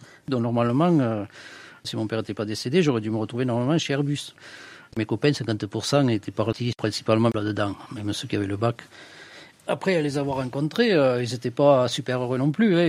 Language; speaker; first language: French; native; French